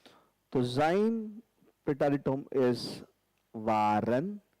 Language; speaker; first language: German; non-native, fluent; Hindi